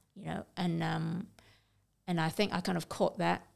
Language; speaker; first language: English; non-native, local second language; Cantonese